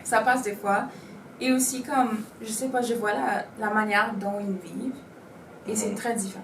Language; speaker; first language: French; non-native, local second language; Spanish